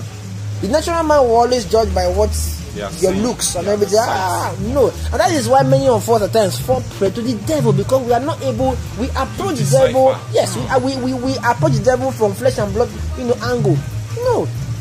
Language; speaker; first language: English; non-native, local second language; Nigerian Pidgin